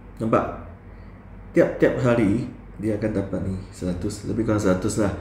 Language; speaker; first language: Malay; non-native, local second language; Chinese